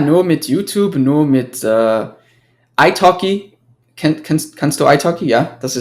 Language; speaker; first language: German; non-native, fluent; English